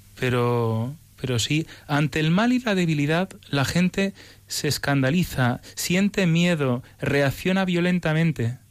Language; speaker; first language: Spanish; early bilingual, other home language; English